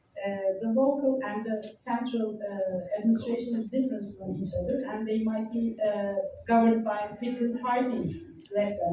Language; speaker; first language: English; non-native, fluent; Turkish